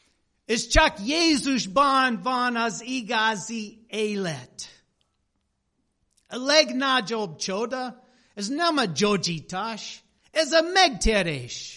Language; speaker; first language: Hungarian; non-native, fluent; English